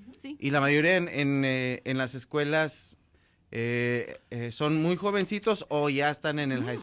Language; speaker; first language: Spanish; native; Spanish